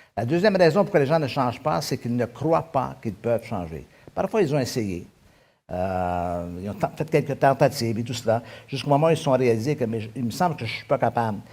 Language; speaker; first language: French; native; French